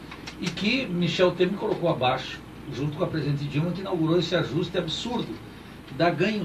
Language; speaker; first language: Portuguese; native; Portuguese